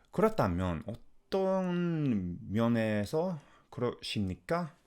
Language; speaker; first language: Korean; non-native, fluent; English